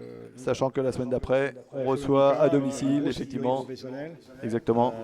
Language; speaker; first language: French; native; French